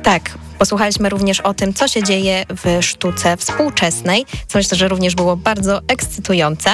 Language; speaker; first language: Polish; native; Polish